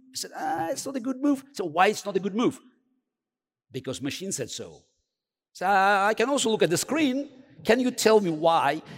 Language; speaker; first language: English; non-native, fluent; Azerbaijani